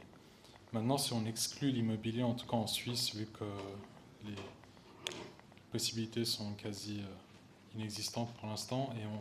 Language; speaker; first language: French; native; French